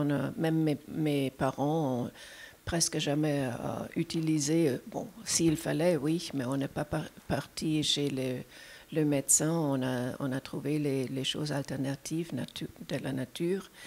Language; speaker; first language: French; non-native, fluent; German